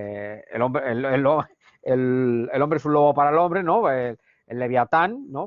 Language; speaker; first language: Spanish; native; Spanish